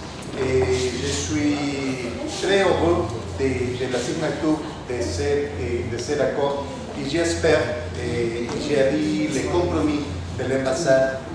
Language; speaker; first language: French; non-native, fluent; Spanish